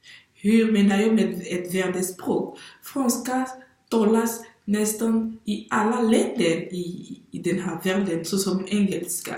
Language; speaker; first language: Swedish; non-native, fluent; French